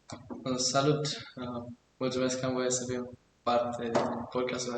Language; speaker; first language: Romanian; early bilingual, heritage; German